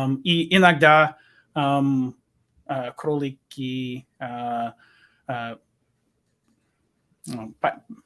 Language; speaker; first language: Russian; non-native, learner; English